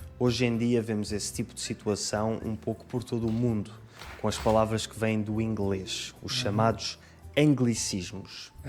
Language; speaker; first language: Portuguese; native; Portuguese